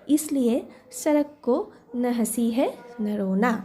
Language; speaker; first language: Hindi; non-native, local second language; Assamese